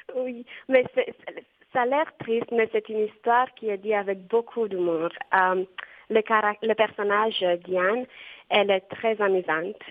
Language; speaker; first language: French; non-native, fluent; Romanian